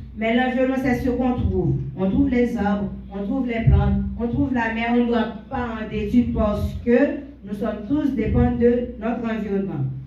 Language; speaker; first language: French; non-native, local second language; Haitian Creole